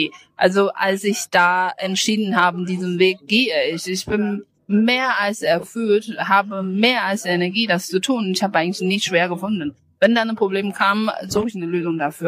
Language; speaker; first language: German; non-native, fluent; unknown